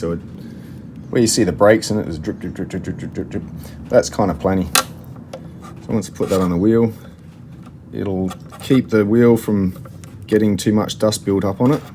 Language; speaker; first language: English; native; English